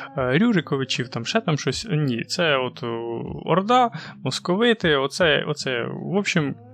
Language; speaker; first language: Ukrainian; non-native, local second language; Russian